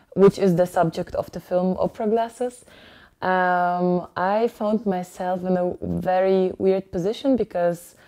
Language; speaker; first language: English; early bilingual, other home language; Ukrainian